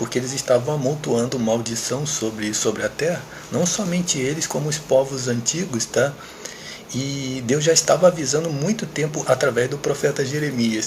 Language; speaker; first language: Portuguese; native; Portuguese